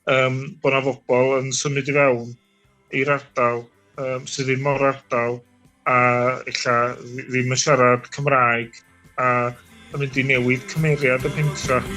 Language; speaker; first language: Welsh; native; Welsh